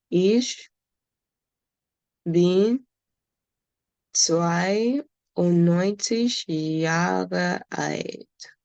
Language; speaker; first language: German; non-native, fluent; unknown